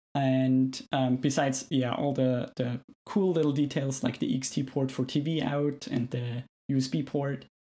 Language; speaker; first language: English; non-native, fluent; German